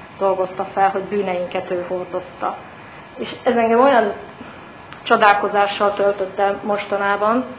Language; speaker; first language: Hungarian; native; Hungarian